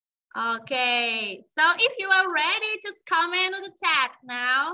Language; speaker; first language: English; non-native, fluent; Vietnamese